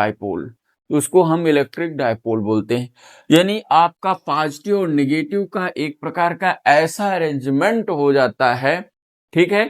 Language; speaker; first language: Hindi; native; Hindi